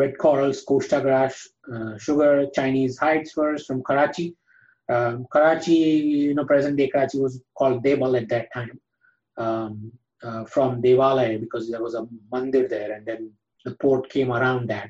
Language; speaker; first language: English; non-native, local second language; Gujarati